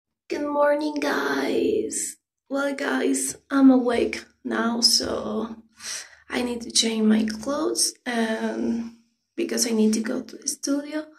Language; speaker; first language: English; non-native, learner; Spanish